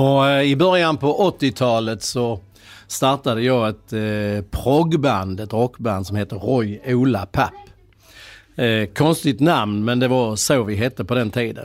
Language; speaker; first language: Swedish; native; Swedish